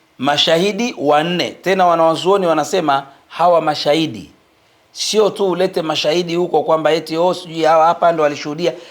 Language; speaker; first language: Swahili; native; Swahili